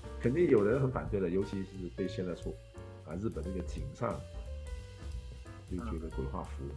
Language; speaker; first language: Chinese; non-native, local second language; Cantonese